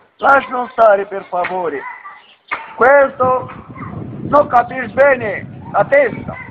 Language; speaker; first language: Italian; non-native, learner; Romanian